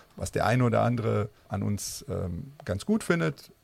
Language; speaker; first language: German; native; German